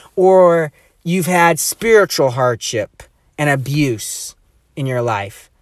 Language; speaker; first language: English; native; English